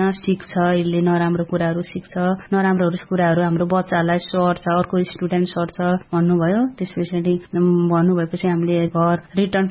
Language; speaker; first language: Nepali; native; Nepali